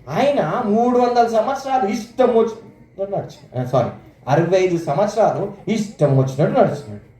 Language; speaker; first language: Telugu; non-native, local second language; Marathi